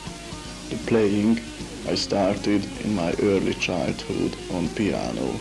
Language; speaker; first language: English; non-native, learner; Hungarian